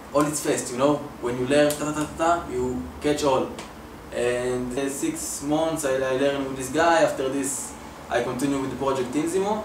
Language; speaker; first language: English; non-native, learner; Hebrew